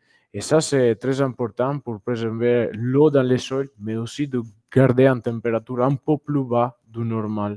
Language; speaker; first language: French; non-native, fluent; Italian